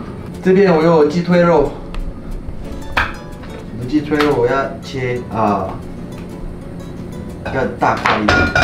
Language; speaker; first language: Chinese; non-native, fluent; French